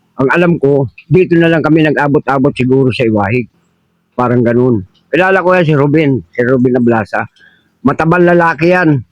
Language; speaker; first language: Filipino; native; Filipino